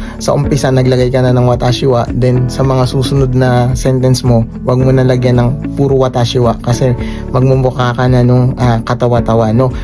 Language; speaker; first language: Filipino; native; Filipino